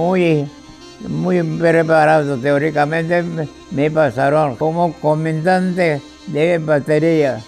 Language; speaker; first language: Spanish; non-native, fluent; Georgian